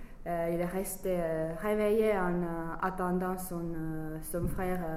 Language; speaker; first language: French; non-native, fluent; English